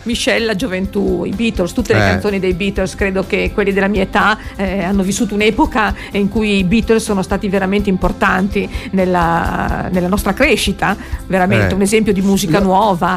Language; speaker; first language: Italian; native; Italian